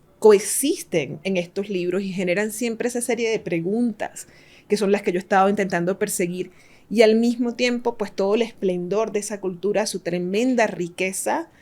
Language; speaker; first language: Spanish; native; Spanish